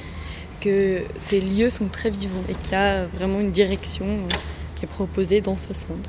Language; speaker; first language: French; native; French